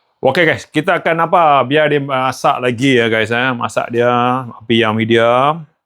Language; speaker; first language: Malay; non-native, local second language; Tamil